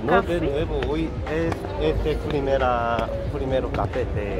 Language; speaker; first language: Spanish; non-native, learner; Korean